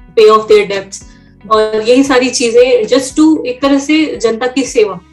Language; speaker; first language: Hindi; native; Hindi